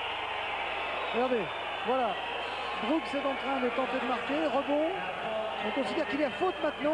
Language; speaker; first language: French; native; French